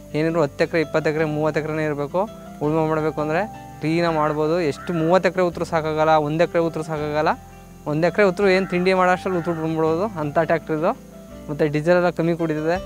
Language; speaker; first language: Kannada; native; Kannada